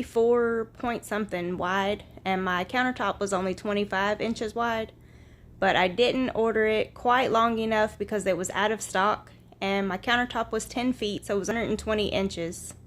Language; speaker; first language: English; native; English